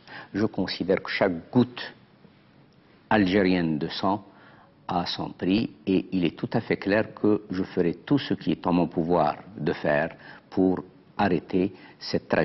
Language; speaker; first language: French; non-native, local second language; Arabic